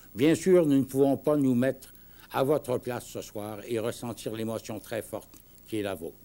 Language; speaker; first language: French; native; French